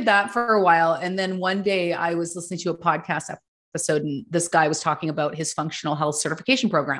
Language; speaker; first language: English; native; English